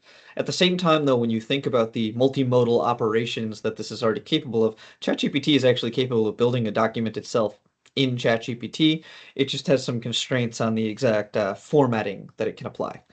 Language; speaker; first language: English; native; English